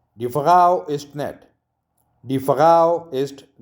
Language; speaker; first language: German; non-native, learner; Urdu